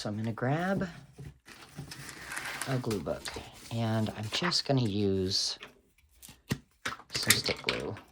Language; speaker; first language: English; native; English